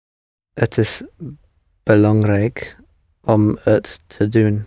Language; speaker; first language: Dutch; non-native, learner; English